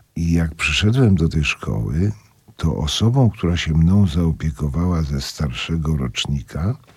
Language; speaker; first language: Polish; native; Polish